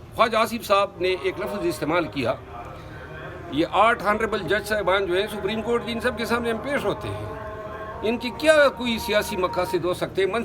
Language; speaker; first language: Urdu; non-native, local second language; Pashto